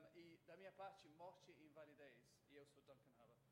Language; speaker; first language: Portuguese; non-native, fluent; English